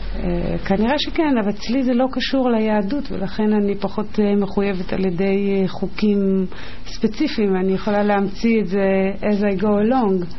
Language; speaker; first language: Hebrew; native; Hebrew